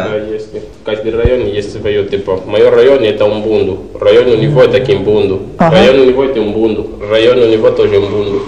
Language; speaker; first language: Russian; non-native, learner; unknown